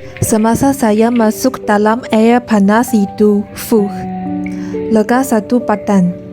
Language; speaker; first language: Malay; non-native, learner; Chinese